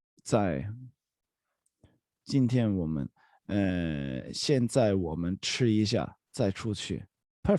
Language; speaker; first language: Chinese; non-native, fluent; English